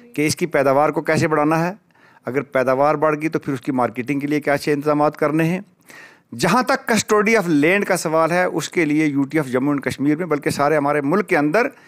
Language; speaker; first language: Urdu; non-native, local second language; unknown